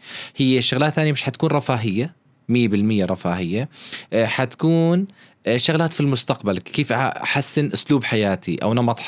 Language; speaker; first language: Arabic; native; Arabic